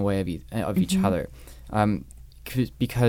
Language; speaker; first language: English; native; English